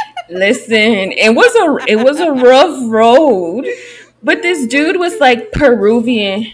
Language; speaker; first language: English; early bilingual, other home language; Spanish